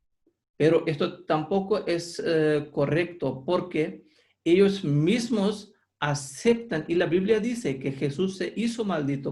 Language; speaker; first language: Spanish; non-native, fluent; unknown